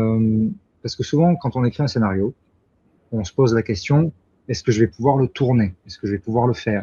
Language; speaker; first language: French; native; French